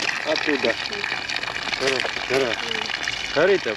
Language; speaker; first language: Russian; non-native, learner; Georgian